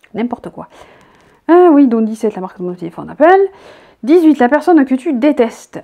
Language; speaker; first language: French; native; French